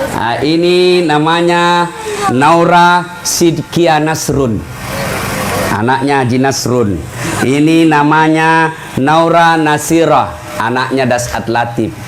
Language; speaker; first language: Indonesian; non-native, local second language; Buginese